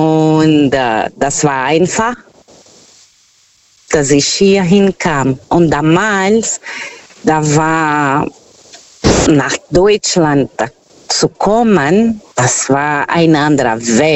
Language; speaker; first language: German; non-native, fluent; Portuguese